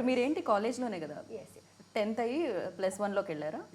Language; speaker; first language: Telugu; native; Telugu